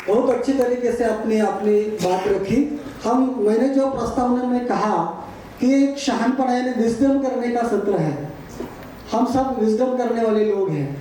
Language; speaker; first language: Hindi; non-native, local second language; Marathi